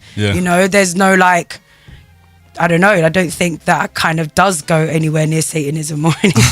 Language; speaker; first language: English; native; English